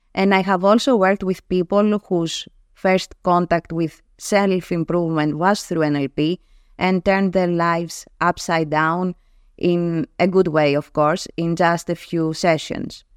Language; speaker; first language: English; non-native, fluent; Greek